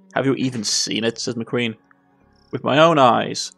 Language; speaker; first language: English; native; English